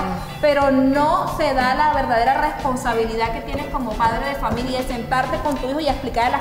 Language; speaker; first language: Spanish; native; Spanish